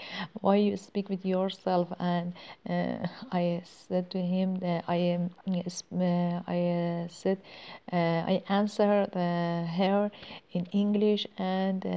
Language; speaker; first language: English; non-native, learner; Persian